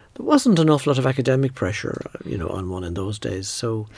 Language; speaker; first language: English; native; English